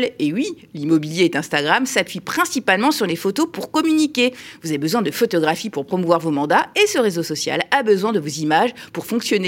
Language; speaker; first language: French; native; French